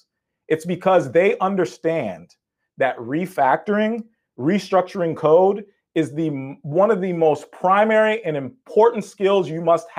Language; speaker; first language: English; native; English